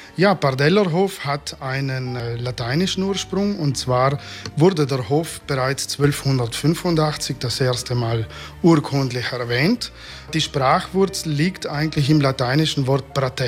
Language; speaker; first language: German; native; German